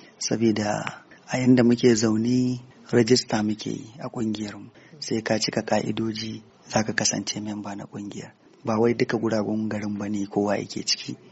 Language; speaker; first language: Hausa; native; Hausa